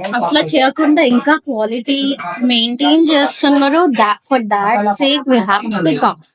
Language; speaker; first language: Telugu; non-native, local second language; Odia